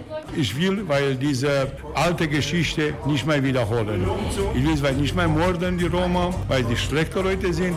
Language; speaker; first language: German; non-native, learner; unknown